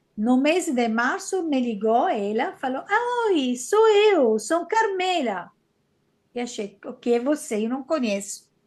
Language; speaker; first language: Portuguese; non-native, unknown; Italian